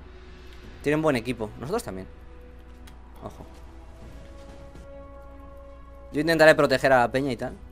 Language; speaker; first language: Spanish; native; Spanish